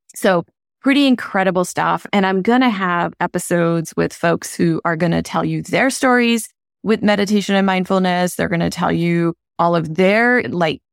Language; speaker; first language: English; non-native, local second language; Hindi